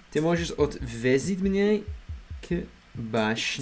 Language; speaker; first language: Russian; non-native, learner; English